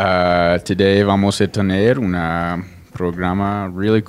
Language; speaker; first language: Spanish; non-native, fluent; English